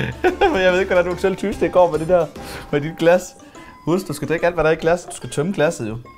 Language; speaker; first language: Danish; native; Danish